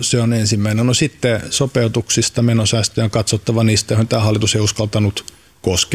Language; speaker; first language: Finnish; native; Finnish